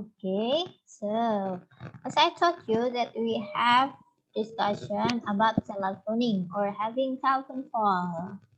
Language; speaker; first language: English; non-native, fluent; Indonesian